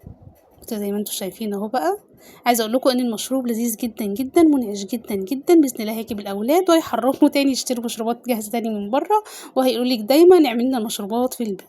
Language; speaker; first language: Arabic; native; Arabic